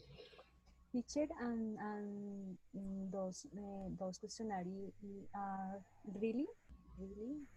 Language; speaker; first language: English; non-native, learner; Spanish